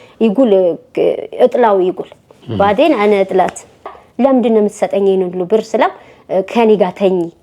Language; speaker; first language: Arabic; non-native, learner; Amharic